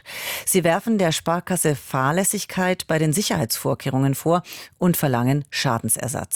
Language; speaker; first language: German; native; German